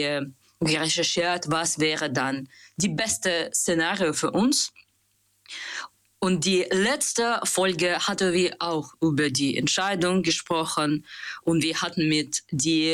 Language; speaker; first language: German; non-native, learner; Russian